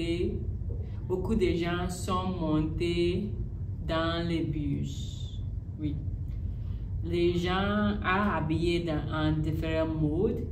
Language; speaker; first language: French; non-native, learner; English